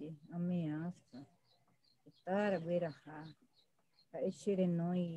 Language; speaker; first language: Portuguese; non-native, local second language; Guarani